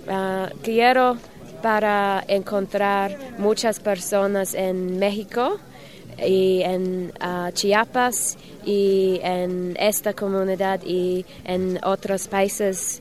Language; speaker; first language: Spanish; non-native, learner; English